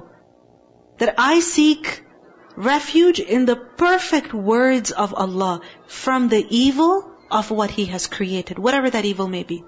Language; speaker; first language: English; non-native, local second language; Urdu